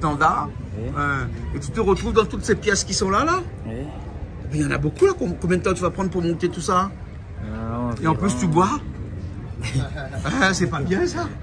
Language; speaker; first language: French; native; French